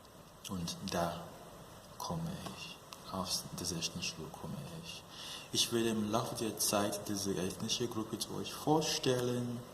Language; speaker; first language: German; non-native, fluent; Yoruba